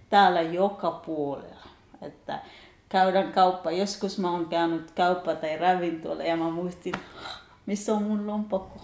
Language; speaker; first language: Finnish; non-native, learner; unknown